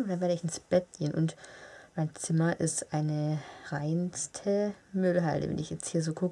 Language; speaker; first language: German; native; German